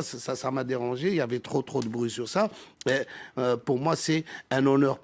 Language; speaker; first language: French; non-native, local second language; Arabic